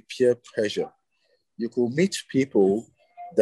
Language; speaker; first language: English; non-native, local second language; Igbo